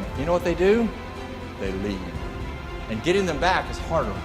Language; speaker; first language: English; native; English